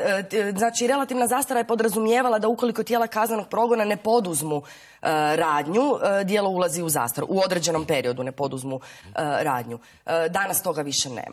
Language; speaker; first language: Croatian; native; Croatian